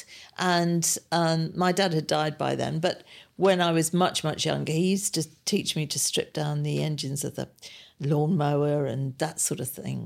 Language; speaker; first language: English; native; English